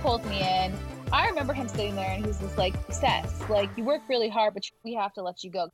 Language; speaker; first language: English; native; English